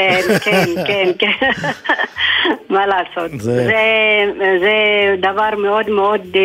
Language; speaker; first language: Hebrew; non-native, local second language; Arabic